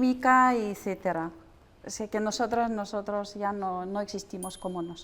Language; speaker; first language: Spanish; non-native, learner; Russian